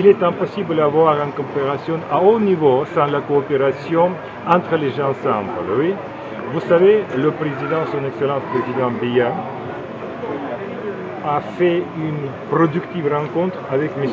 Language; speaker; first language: French; non-native, fluent; Russian